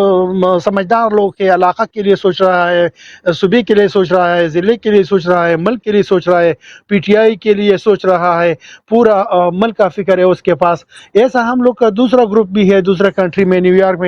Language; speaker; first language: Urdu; non-native, local second language; Pashto